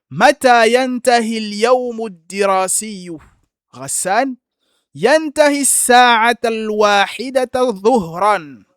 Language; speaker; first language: Arabic; non-native, fluent; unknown